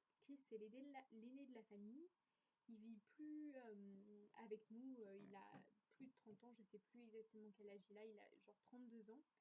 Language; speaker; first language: French; native; French